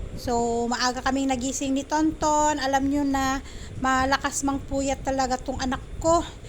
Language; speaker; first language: Filipino; native; Filipino